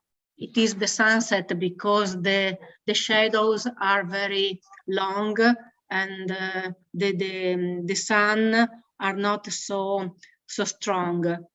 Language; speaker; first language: English; non-native, learner; Italian